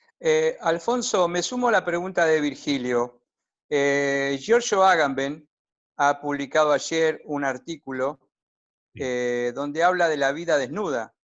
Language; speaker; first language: Spanish; native; Spanish